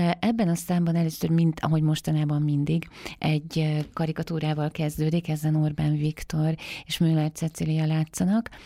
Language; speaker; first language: Hungarian; native; Hungarian